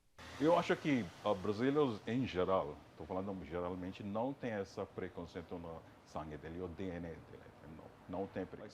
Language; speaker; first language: Portuguese; non-native, fluent; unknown